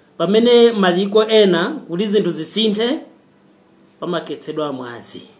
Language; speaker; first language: Nyanja; non-native, fluent; Kinyarwanda